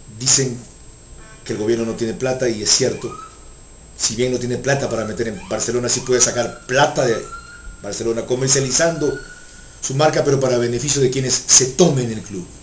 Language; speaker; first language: Spanish; native; Spanish